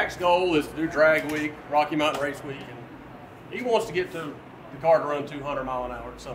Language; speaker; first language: English; native; English